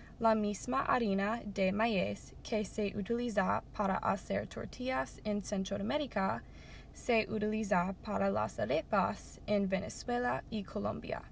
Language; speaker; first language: Spanish; non-native, learner; English